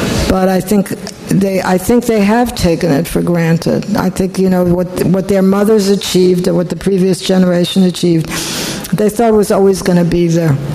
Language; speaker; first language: English; non-native, fluent; Polish